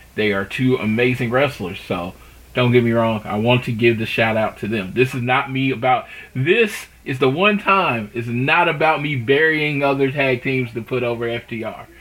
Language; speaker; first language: English; native; English